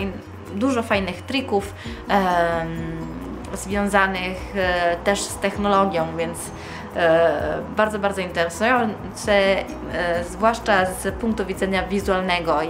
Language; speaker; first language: Polish; early bilingual, heritage; Polish